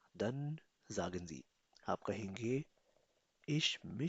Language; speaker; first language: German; non-native, fluent; Urdu